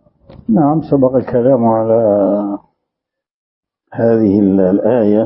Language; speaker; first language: Arabic; native; Arabic